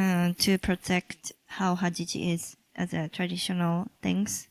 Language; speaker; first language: English; non-native, local second language; Japanese